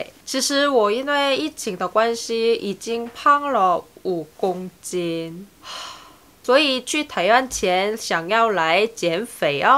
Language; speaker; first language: Chinese; non-native, fluent; Korean